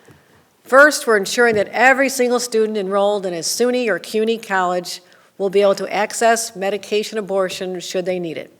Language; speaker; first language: English; native; English